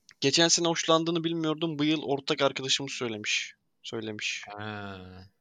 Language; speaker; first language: Turkish; native; Turkish